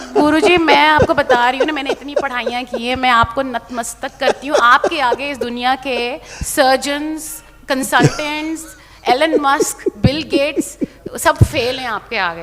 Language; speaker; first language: Hindi; native; Hindi